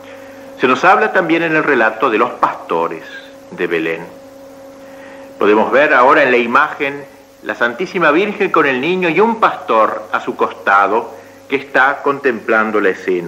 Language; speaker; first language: Spanish; native; Spanish